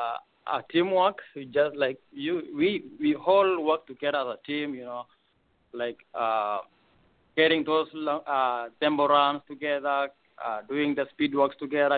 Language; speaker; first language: English; non-native, local second language; Kalenjin